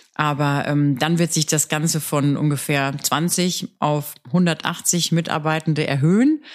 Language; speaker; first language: German; native; German